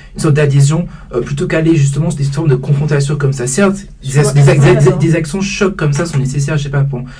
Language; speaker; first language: French; native; French